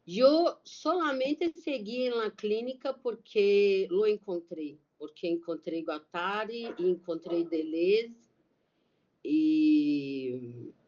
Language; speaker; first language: Spanish; non-native, learner; Portuguese